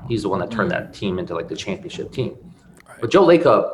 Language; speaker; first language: English; native; English